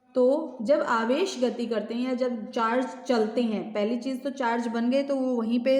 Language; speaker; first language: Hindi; native; Hindi